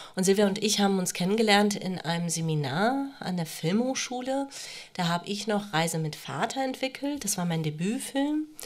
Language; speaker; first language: German; early bilingual, other home language; Romanian